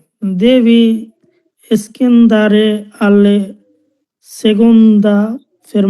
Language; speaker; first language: Italian; non-native, learner; Bangla